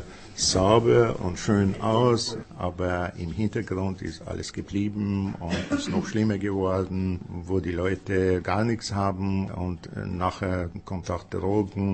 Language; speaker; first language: German; non-native, fluent; Persian